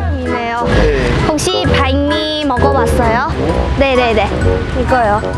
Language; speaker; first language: Korean; non-native, learner; Vietnamese